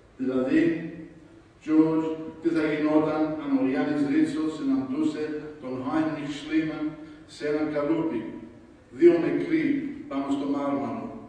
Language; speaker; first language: Greek; early bilingual, heritage; Greek